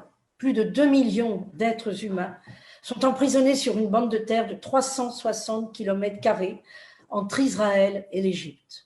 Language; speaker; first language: French; native; French